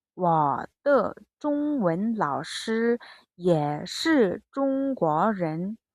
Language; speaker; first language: Chinese; non-native, fluent; Mongolian